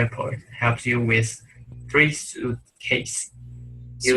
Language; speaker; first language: English; non-native, learner; Chinese